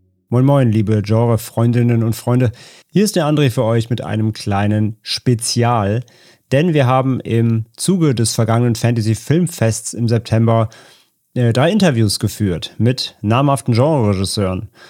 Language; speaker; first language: German; native; German